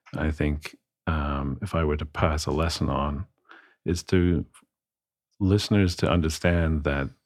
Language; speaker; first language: English; native; English